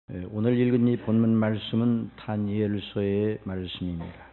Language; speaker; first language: Korean; native; Korean